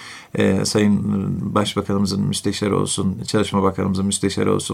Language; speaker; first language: Turkish; native; Turkish